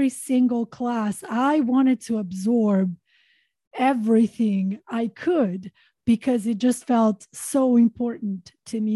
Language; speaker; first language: English; non-native, fluent; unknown